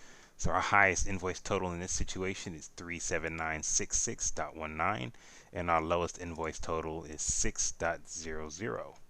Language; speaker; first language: English; native; English